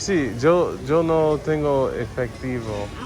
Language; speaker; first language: Spanish; non-native, learner; English